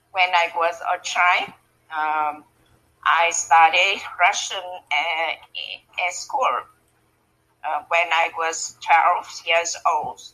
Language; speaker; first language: English; non-native, learner; Vietnamese